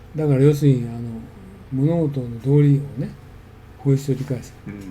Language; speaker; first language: Japanese; native; Japanese